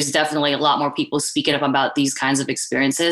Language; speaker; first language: English; non-native, local second language; Filipino